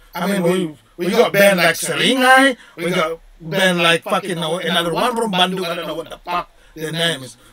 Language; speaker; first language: English; non-native, fluent; Indonesian